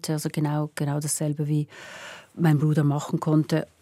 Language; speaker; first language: German; native; German